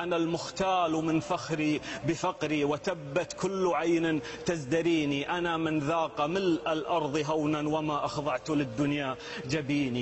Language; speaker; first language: Arabic; native; Arabic